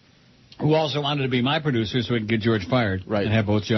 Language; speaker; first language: English; native; English